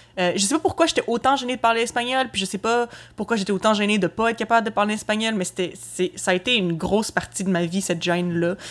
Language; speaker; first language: French; native; French